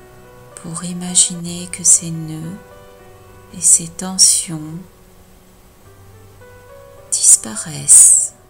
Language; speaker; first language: French; native; French